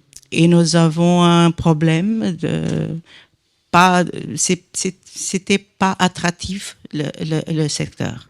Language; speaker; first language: French; non-native, fluent; Portuguese